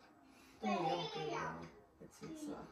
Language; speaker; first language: Finnish; native; Finnish